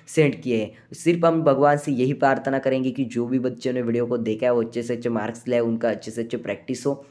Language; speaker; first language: Hindi; non-native, local second language; Marathi